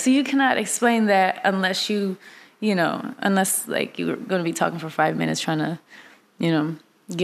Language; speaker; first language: English; non-native, fluent; Russian